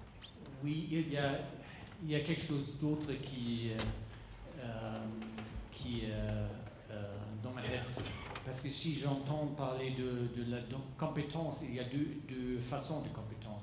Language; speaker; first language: French; non-native, fluent; German